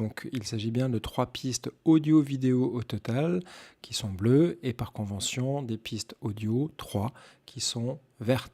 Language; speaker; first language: French; native; French